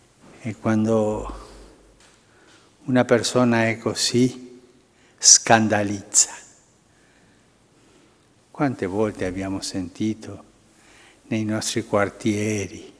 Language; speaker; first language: Italian; early bilingual, heritage; Spanish